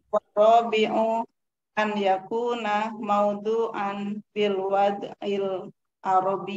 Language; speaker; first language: Arabic; non-native, learner; Indonesian